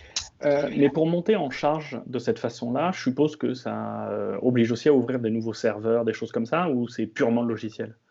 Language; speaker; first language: French; native; French